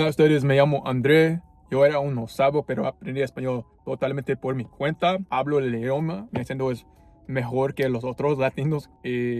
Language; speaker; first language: Spanish; early bilingual, heritage; English